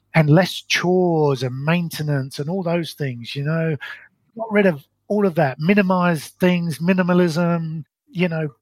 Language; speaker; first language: English; native; English